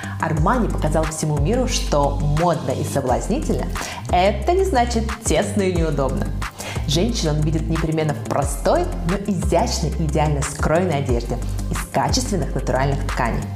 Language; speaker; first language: Russian; native; Russian